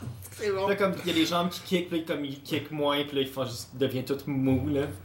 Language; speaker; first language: French; native; French